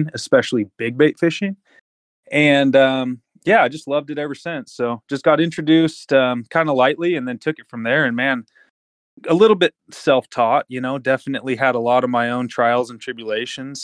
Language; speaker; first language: English; native; English